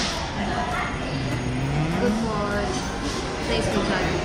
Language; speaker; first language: English; non-native, local second language; Cebuano